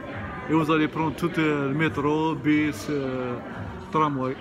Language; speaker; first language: French; non-native, local second language; Arabic